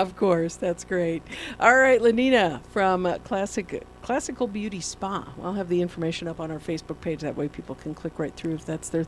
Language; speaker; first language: English; native; English